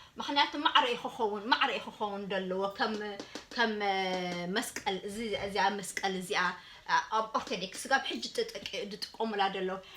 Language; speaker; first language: Tigrinya; early bilingual, heritage; Tigrinya